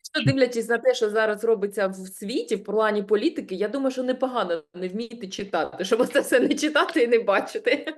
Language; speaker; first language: Ukrainian; non-native, local second language; Russian